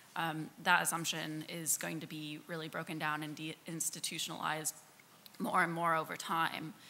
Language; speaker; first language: English; native; English